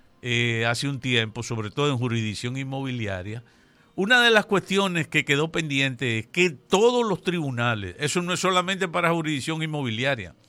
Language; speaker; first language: Spanish; native; Spanish